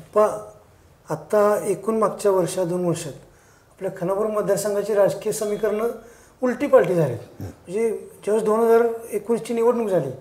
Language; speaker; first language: Marathi; native; Marathi